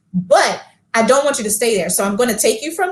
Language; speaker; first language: English; native; English